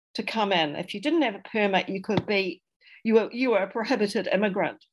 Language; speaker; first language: English; native; English